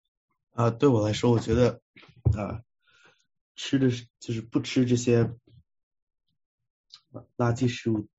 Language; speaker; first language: Chinese; early bilingual, heritage; Chinese